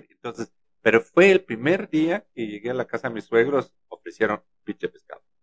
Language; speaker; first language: Spanish; non-native, fluent; German